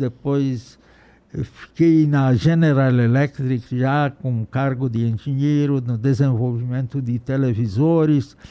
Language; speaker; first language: Portuguese; non-native, fluent; Hungarian